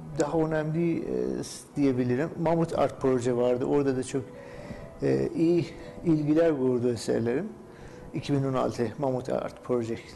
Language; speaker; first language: Turkish; non-native, fluent; Persian